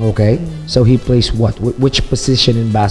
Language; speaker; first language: English; non-native, local second language; Filipino